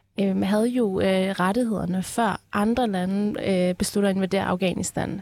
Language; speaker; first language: Danish; early bilingual, other home language; Persian